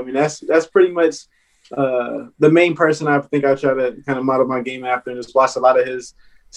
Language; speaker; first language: English; native; English